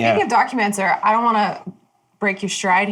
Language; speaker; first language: English; native; English